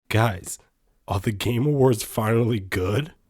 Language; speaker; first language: English; native; English